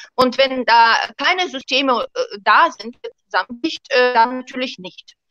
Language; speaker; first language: German; non-native, fluent; Russian